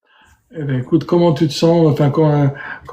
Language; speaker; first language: French; native; French